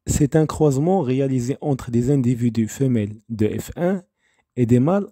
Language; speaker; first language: French; non-native, local second language; Arabic